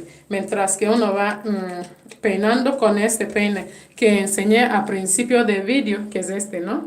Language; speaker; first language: Spanish; non-native, fluent; English